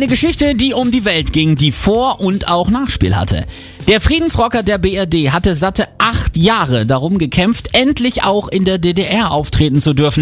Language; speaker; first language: German; native; German